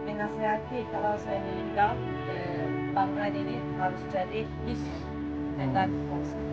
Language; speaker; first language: Indonesian; non-native, learner; Turkish